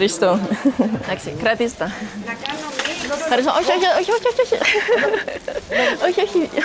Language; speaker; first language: Greek; early bilingual, heritage; French